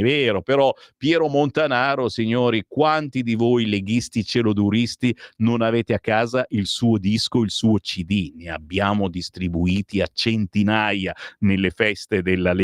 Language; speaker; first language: Italian; native; Italian